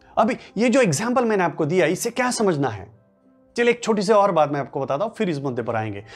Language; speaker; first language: Hindi; non-native, local second language; Marathi